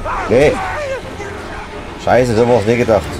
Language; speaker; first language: German; native; German